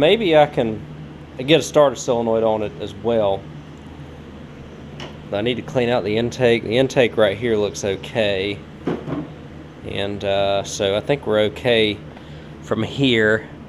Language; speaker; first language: English; native; English